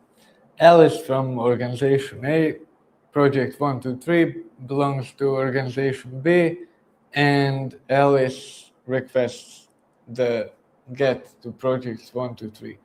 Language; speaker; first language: English; non-native, fluent; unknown